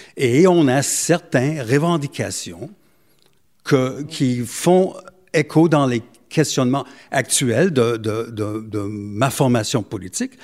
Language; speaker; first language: French; non-native, local second language; English